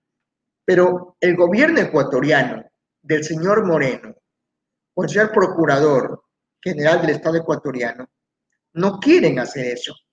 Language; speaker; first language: Spanish; native; Spanish